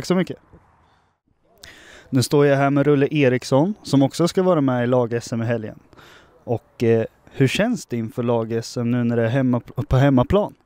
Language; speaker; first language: Swedish; native; Swedish